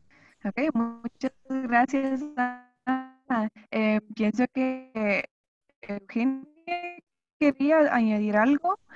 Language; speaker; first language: Spanish; non-native, fluent; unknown